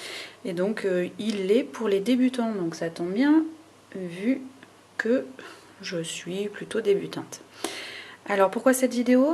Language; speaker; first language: French; native; French